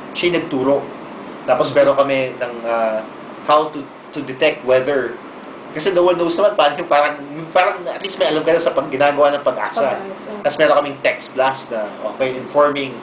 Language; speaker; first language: Filipino; native; Filipino